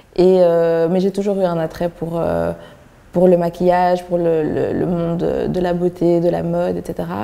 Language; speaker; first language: French; early bilingual, other home language; Kinyarwanda